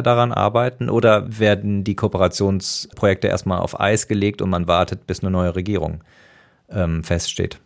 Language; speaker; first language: German; native; German